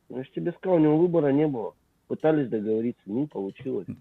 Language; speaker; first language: Russian; native; Russian